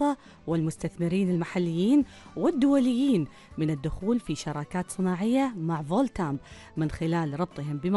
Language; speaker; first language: Arabic; native; Arabic